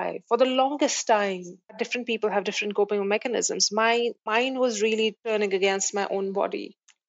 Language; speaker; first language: English; non-native, local second language; Kashmiri